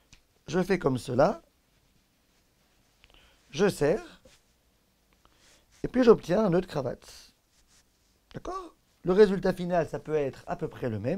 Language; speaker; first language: French; native; French